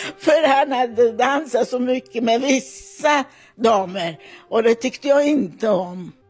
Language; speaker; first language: Swedish; non-native, fluent; Italian